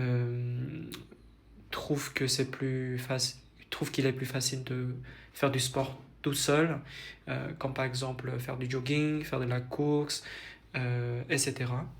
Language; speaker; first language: French; non-native, fluent; Vietnamese